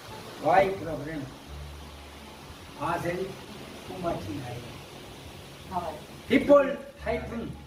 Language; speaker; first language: English; non-native, learner; Korean